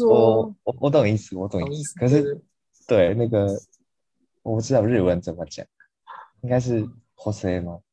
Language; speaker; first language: Chinese; non-native, fluent; Japanese